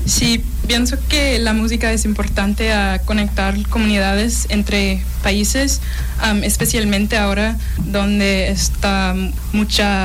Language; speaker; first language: Spanish; non-native, learner; English